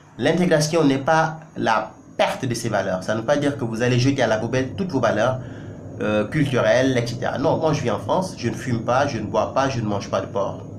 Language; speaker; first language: French; non-native, local second language; Wolof